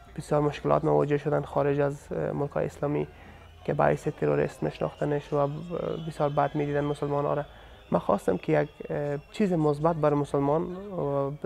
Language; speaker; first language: Persian; native; Persian